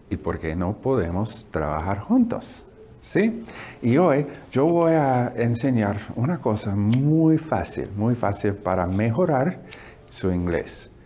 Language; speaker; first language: Spanish; non-native, learner; English